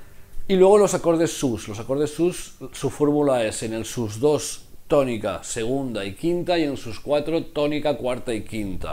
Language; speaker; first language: Spanish; native; Spanish